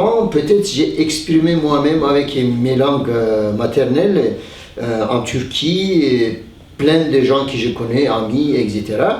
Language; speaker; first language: French; non-native, fluent; Turkish